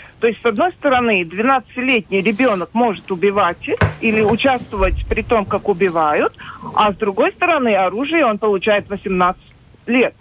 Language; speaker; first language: Russian; non-native, local second language; Latvian